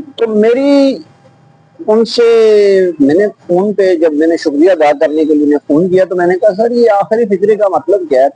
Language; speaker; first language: Urdu; non-native, local second language; Northern Hindko